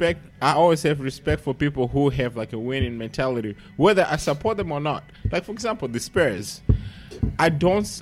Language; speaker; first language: English; native; English